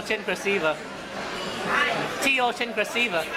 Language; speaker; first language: Russian; non-native, learner; English